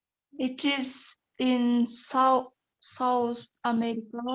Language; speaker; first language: English; non-native, learner; Kyrgyz